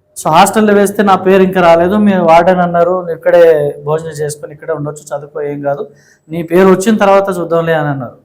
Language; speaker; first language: Telugu; non-native, local second language; Kannada